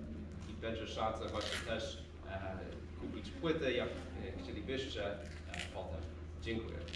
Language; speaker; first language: Polish; non-native, fluent; English